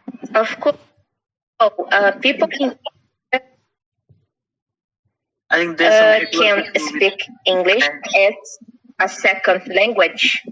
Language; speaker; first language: English; non-native, learner; Portuguese